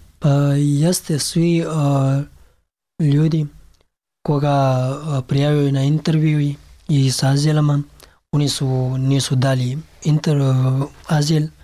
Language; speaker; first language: Serbian; non-native, learner; Pashto